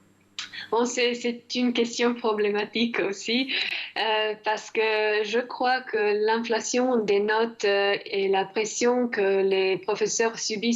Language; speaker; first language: French; non-native, fluent; Croatian